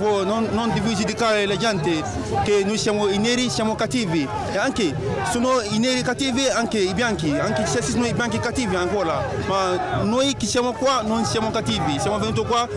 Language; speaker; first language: Italian; non-native, learner; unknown